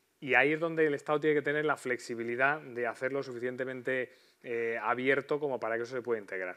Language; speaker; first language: Spanish; native; Spanish